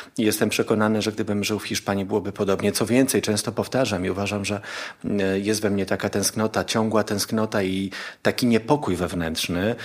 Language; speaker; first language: Polish; early bilingual, heritage; Polish